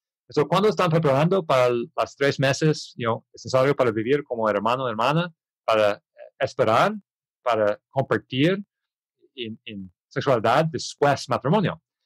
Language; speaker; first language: Spanish; non-native, learner; English